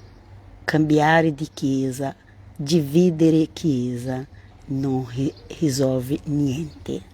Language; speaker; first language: Italian; non-native, learner; Portuguese